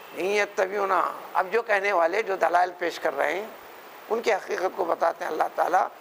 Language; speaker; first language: Urdu; native; Urdu